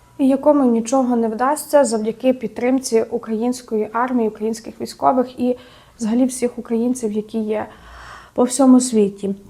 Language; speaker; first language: Ukrainian; native; Ukrainian